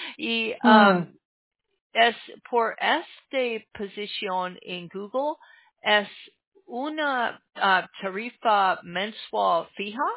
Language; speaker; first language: Spanish; non-native, learner; English